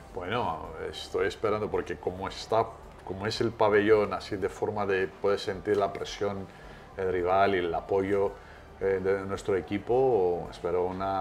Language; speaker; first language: Spanish; non-native, fluent; Greek